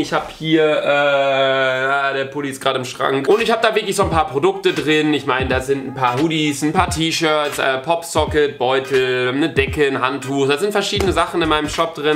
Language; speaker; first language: German; native; German